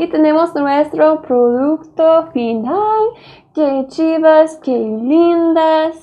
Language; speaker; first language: Spanish; non-native, fluent; English